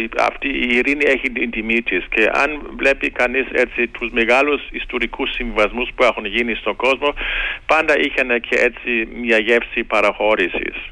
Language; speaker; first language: Greek; non-native, fluent; German